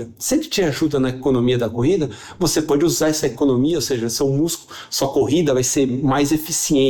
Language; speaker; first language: Portuguese; native; Portuguese